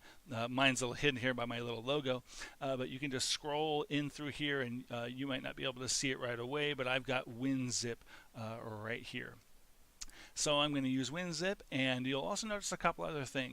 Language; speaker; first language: English; native; English